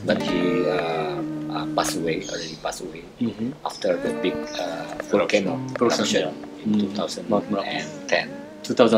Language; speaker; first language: English; non-native, fluent; Indonesian